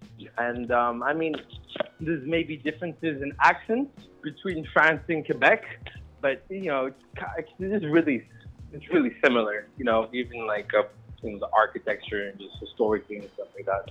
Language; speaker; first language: English; native; English